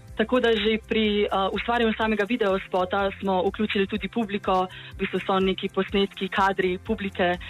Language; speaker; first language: Slovenian; native; Slovenian